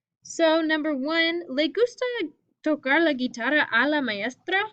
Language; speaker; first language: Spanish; non-native, fluent; English